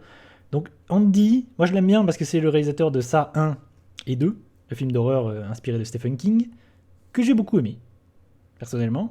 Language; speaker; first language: French; native; French